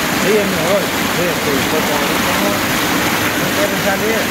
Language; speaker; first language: Spanish; native; Spanish